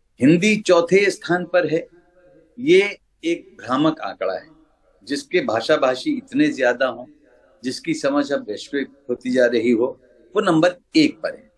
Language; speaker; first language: Hindi; native; Hindi